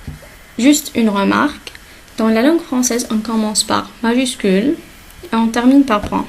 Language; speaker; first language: French; non-native, local second language; Arabic